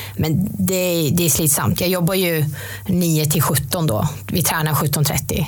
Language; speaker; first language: Swedish; native; Swedish